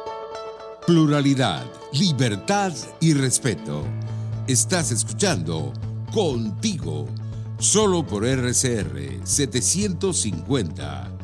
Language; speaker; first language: Spanish; native; Spanish